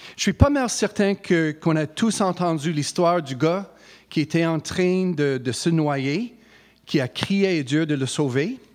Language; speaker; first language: French; non-native, fluent; English